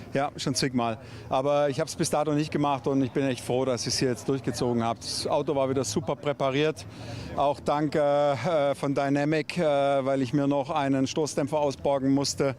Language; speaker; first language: German; native; German